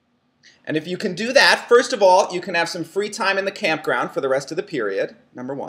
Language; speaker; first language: English; native; English